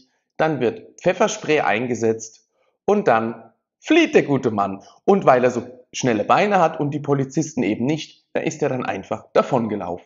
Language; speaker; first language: German; native; German